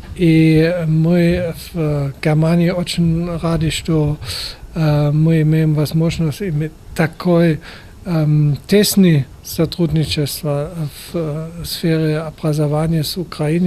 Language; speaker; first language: Russian; non-native, fluent; German